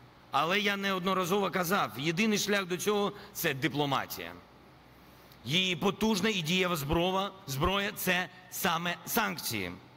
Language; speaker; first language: Ukrainian; non-native, local second language; Russian